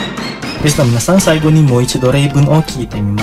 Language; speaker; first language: Japanese; non-native, fluent; Indonesian